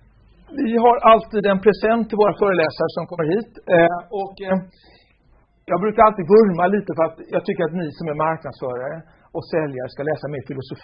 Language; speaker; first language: Swedish; native; Swedish